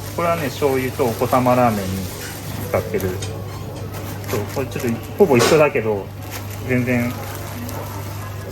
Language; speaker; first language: Japanese; native; Japanese